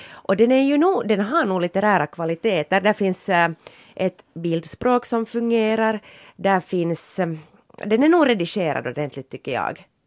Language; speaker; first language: Swedish; native; Swedish